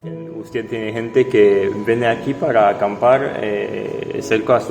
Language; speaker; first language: Spanish; non-native, fluent; French